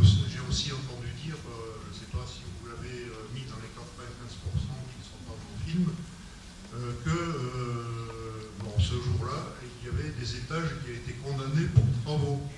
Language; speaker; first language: French; native; French